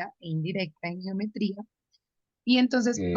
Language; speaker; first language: Spanish; native; Spanish